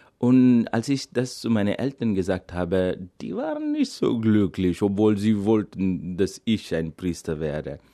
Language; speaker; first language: German; non-native, fluent; Malayalam